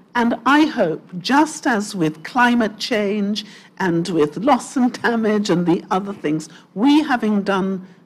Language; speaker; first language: English; native; English